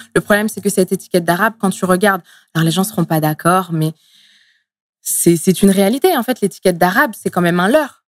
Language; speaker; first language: French; early bilingual, other home language; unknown